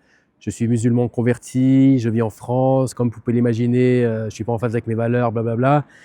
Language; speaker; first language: French; native; French